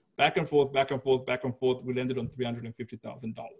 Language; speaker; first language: English; non-native, local second language; Shona